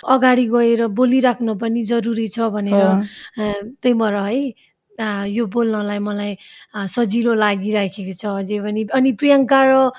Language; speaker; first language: Nepali; early bilingual, heritage; Nepali